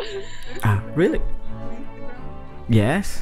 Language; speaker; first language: English; non-native, fluent; Indonesian